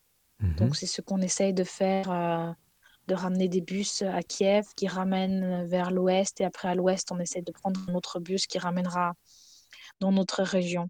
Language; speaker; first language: French; non-native, fluent; Ukrainian